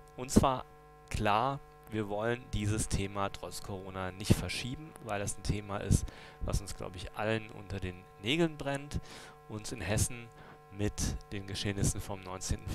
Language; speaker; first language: German; native; German